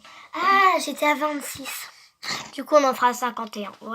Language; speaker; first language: French; native; French